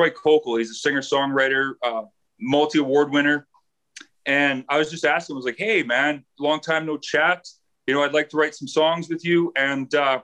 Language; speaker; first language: English; native; English